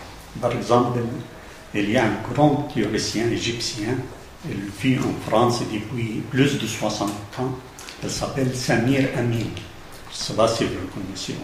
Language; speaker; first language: French; non-native, fluent; Arabic